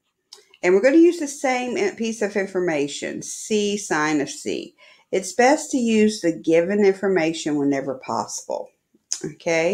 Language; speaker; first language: English; native; English